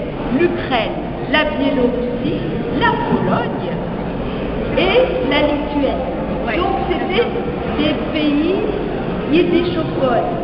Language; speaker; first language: French; native; French